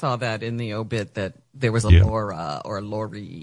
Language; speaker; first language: English; native; English